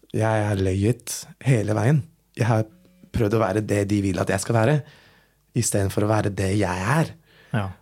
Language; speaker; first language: Norwegian; non-native, fluent; English